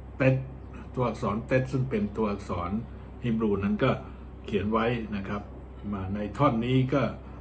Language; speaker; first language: Thai; native; Thai